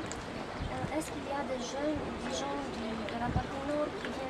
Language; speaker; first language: French; non-native, fluent; English